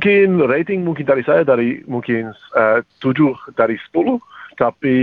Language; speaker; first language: Indonesian; early bilingual, heritage; English